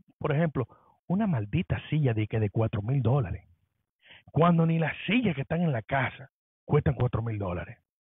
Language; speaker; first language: Spanish; early bilingual, heritage; Spanish